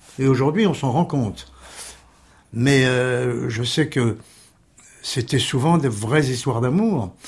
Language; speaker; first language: French; early bilingual, other home language; Armenian